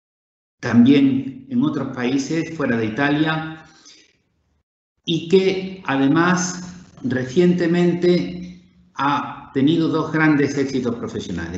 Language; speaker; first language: Spanish; native; Spanish